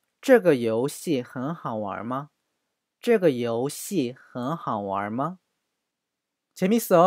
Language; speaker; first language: Chinese; non-native, fluent; Korean